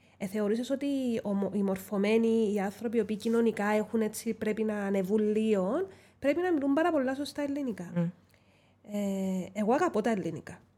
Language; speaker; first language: Greek; native; Greek